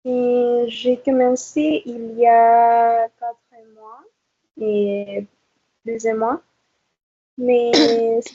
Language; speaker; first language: French; non-native, learner; Spanish